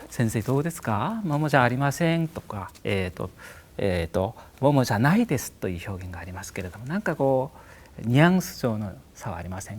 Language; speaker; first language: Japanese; non-native, fluent; Korean